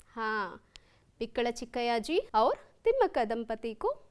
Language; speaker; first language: Hindi; non-native, local second language; Kannada